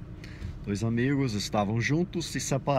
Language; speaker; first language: Portuguese; non-native, fluent; English